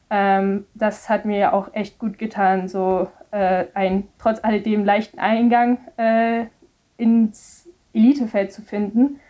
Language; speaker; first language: German; native; German